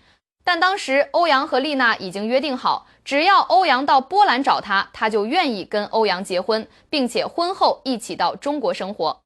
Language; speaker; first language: Chinese; native; Chinese